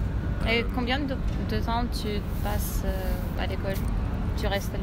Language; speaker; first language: French; non-native, learner; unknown